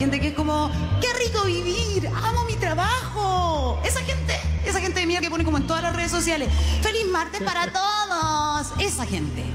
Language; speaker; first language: Spanish; native; Spanish